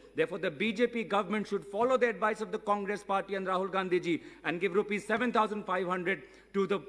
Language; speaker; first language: English; non-native, local second language; Assamese